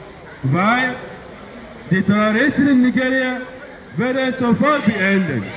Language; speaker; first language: German; non-native, learner; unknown